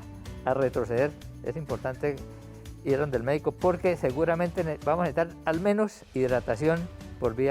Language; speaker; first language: Spanish; native; Spanish